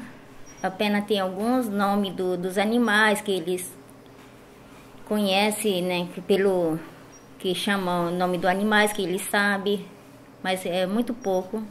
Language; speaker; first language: Portuguese; non-native, local second language; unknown